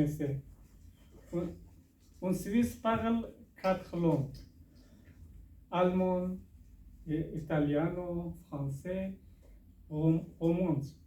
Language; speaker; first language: French; non-native, learner; Persian